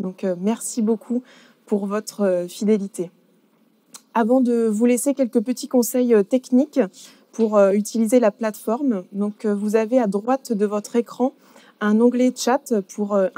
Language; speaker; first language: French; native; French